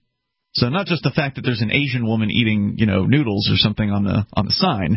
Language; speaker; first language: English; native; English